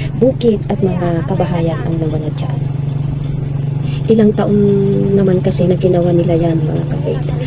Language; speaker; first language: Filipino; non-native, local second language; Iloko